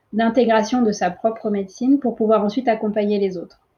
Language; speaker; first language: French; early bilingual, other home language; Tamil